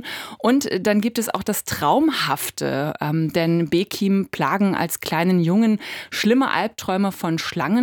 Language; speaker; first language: German; native; German